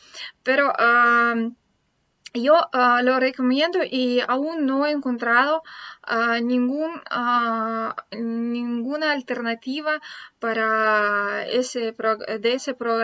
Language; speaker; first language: Spanish; non-native, fluent; Russian